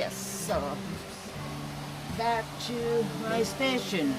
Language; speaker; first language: English; non-native, fluent; Thai